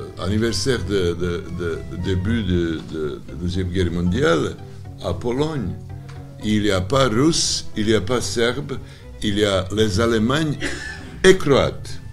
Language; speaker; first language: French; non-native, learner; Serbian